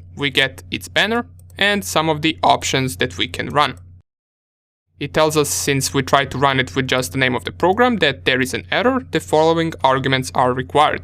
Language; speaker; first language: English; non-native, fluent; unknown